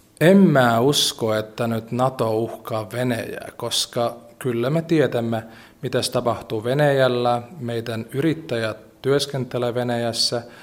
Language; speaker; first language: Finnish; non-native, fluent; Latvian